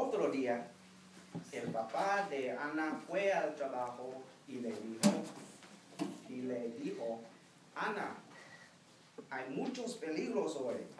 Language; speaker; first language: Spanish; non-native, fluent; English